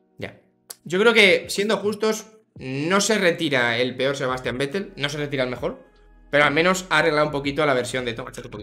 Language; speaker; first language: Spanish; native; Spanish